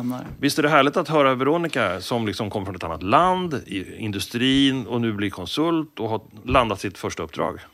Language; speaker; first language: Swedish; native; Swedish